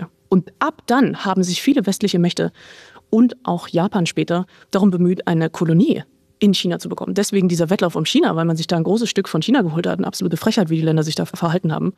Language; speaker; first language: German; native; German